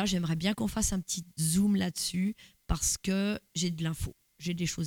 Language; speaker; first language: French; native; French